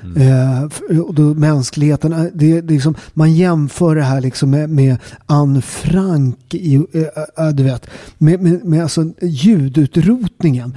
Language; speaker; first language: Swedish; native; Swedish